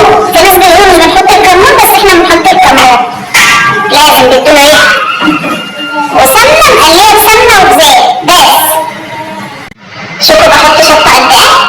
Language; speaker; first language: Arabic; native; Arabic